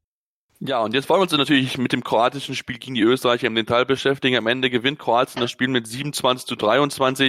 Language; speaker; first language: German; native; German